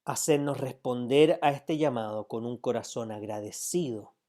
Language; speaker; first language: Spanish; native; Spanish